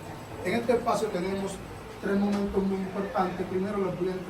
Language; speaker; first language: Spanish; native; Spanish